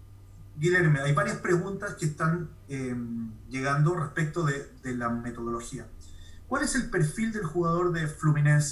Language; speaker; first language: Spanish; native; Spanish